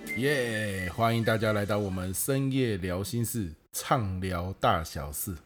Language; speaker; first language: Chinese; native; Chinese